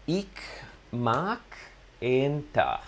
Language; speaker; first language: Dutch; non-native, fluent; Italian